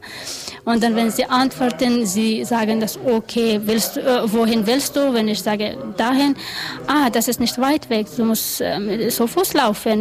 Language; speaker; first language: German; non-native, learner; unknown